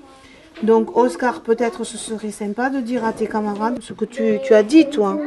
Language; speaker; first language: French; native; French